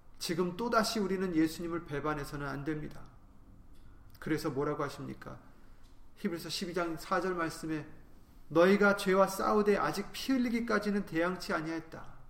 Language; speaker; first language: Korean; native; Korean